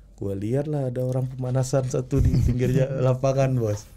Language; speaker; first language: Indonesian; non-native, local second language; Minangkabau